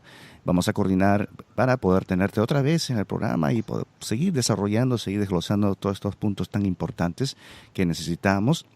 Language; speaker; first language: Spanish; native; Spanish